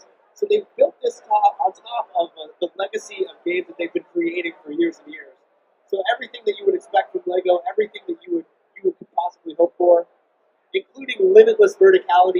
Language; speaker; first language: English; native; English